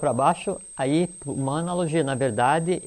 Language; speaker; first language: Portuguese; native; Portuguese